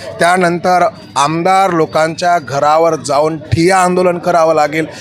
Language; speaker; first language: Marathi; non-native, local second language; Lambadi